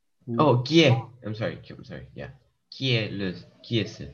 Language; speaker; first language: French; non-native, learner; English